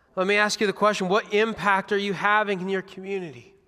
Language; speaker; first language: English; native; English